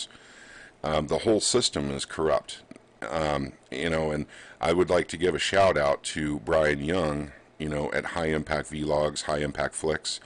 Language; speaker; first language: English; native; English